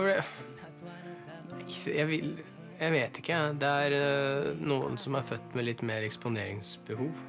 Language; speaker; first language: Norwegian; early bilingual, other home language; Russian